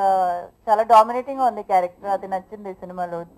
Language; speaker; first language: Telugu; non-native, local second language; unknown